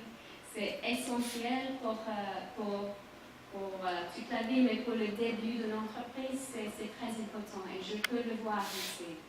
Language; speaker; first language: French; non-native, learner; English